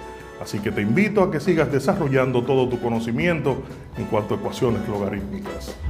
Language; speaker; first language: Spanish; native; Spanish